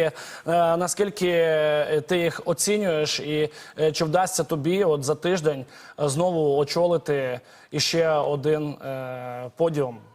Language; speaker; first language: Ukrainian; native; Ukrainian